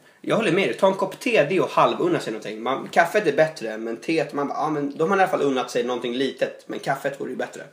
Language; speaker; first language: Swedish; native; Swedish